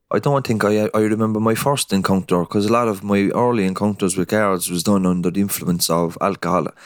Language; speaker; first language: English; native; English